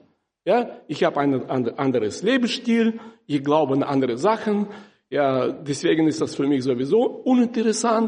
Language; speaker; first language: German; non-native, fluent; Russian